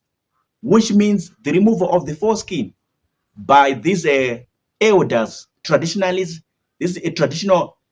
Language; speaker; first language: English; non-native, local second language; Shona